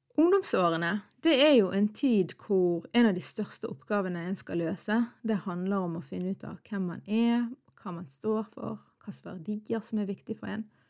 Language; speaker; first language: Norwegian; early bilingual, other home language; Arabic